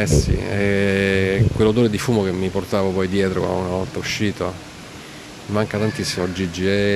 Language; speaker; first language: Italian; native; Italian